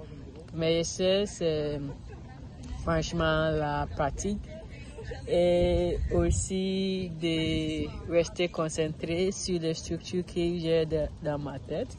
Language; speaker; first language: French; non-native, learner; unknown